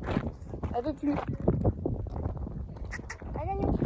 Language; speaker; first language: French; native; French